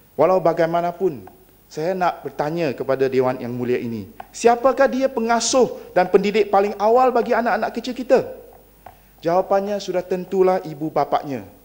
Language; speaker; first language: Malay; non-native, local second language; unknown